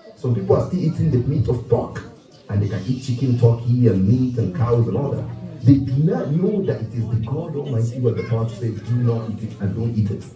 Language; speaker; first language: English; non-native, local second language; Yoruba